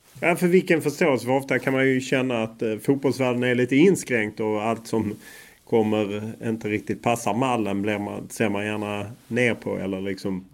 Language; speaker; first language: Swedish; native; Swedish